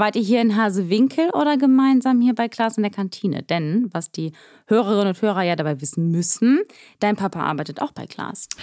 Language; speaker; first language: German; native; German